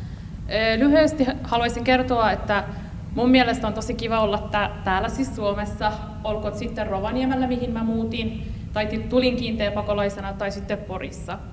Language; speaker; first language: Finnish; non-native, fluent; Persian